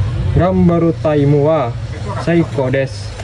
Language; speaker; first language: Japanese; non-native, learner; Indonesian